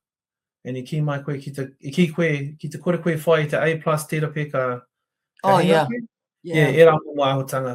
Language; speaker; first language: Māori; non-native, local second language; English